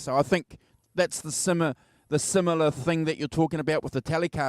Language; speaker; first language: English; native; English